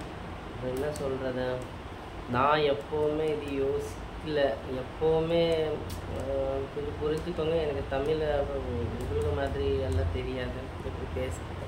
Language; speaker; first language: Tamil; non-native, fluent; Hindi